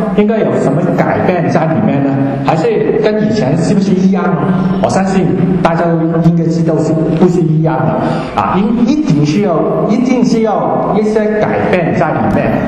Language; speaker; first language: Chinese; non-native, local second language; Cantonese